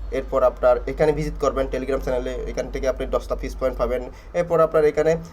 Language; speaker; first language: Bangla; non-native, local second language; Chakma